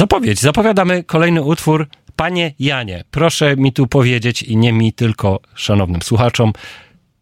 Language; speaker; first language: Polish; native; Polish